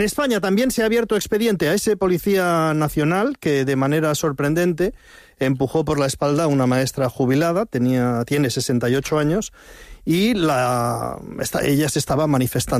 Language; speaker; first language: Spanish; native; Spanish